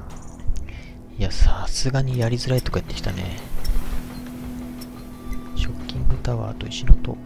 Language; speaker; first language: Japanese; native; Japanese